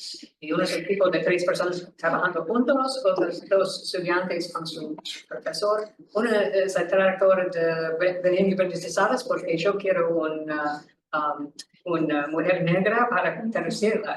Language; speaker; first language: Spanish; non-native, learner; English